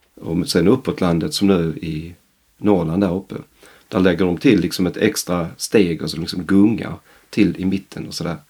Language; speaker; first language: Swedish; native; Swedish